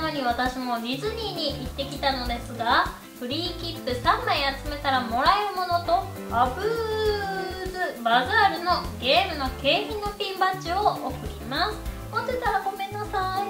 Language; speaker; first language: Japanese; native; Japanese